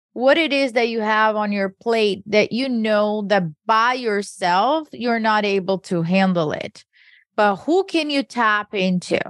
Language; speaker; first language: English; early bilingual, other home language; Portuguese